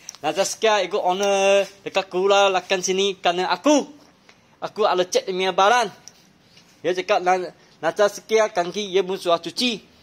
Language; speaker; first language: Malay; non-native, local second language; Chinese